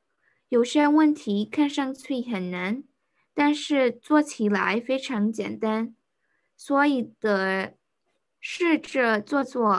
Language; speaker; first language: Chinese; non-native, learner; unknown